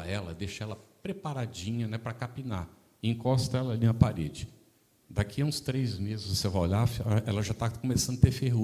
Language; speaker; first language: Portuguese; native; Portuguese